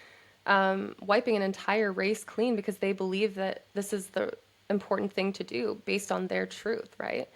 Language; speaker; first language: English; native; English